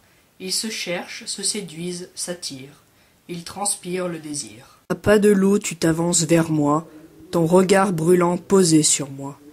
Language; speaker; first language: French; native; French